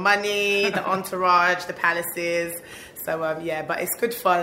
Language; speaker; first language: English; native; English